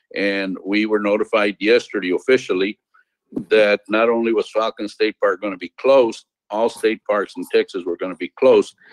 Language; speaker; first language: English; early bilingual, other home language; Spanish